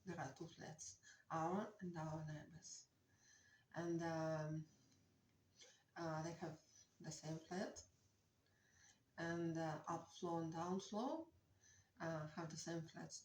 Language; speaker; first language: English; non-native, learner; Russian